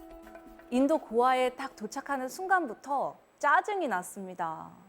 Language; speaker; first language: Korean; native; Korean